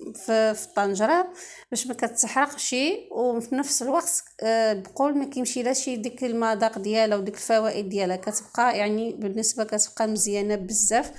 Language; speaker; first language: Arabic; native; Arabic